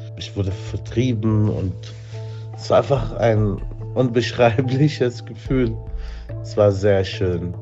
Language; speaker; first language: German; non-native, fluent; Arabic